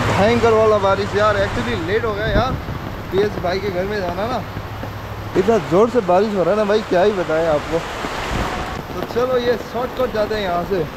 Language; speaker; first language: Hindi; non-native, local second language; Nepali